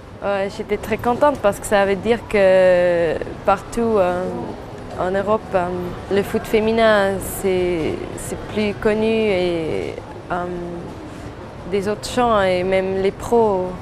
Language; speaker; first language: French; non-native, fluent; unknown